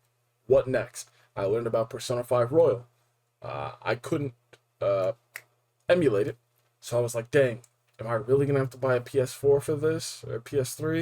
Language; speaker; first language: English; native; English